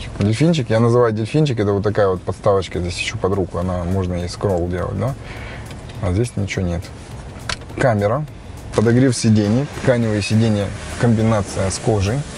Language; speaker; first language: Russian; native; Russian